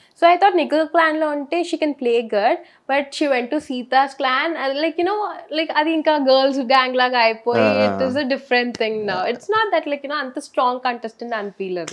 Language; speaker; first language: English; non-native, local second language; Telugu